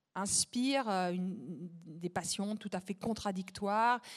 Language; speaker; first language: French; native; French